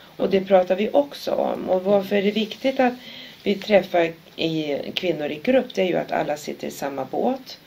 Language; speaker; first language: Swedish; native; Swedish